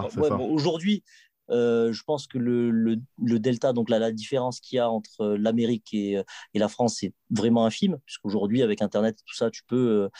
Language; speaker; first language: French; native; French